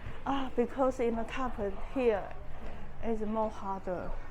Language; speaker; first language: English; non-native, learner; Chinese